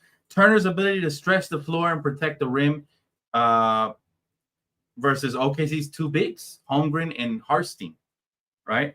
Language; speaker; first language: English; native; English